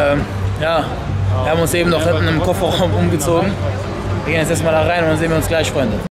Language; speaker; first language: German; native; German